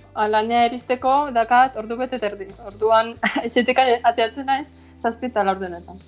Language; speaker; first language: Basque; non-native, fluent; Ukrainian